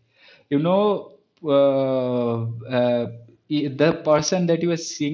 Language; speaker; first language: English; non-native, local second language; Bangla